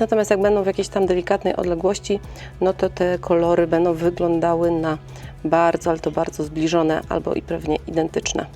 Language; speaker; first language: Polish; native; Polish